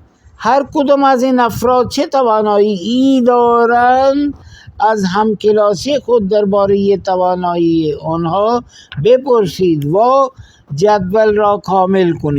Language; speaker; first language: Persian; non-native, fluent; Urdu